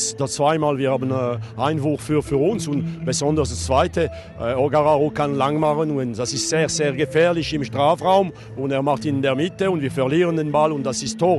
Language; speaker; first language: German; non-native, learner; French